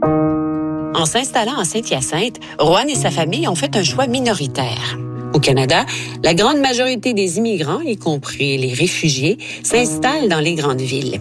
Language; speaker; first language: French; native; French